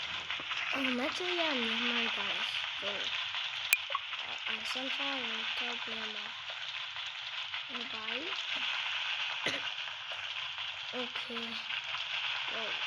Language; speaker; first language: English; non-native, learner; Burmese